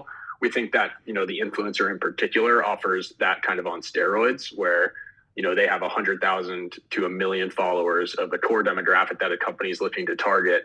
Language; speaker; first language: English; native; English